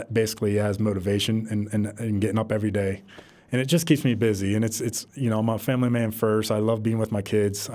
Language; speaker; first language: English; native; English